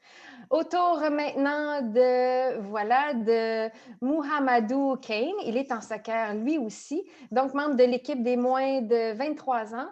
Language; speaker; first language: French; native; French